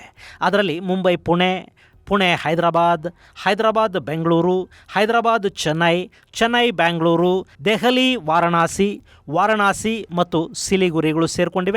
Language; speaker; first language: Kannada; native; Kannada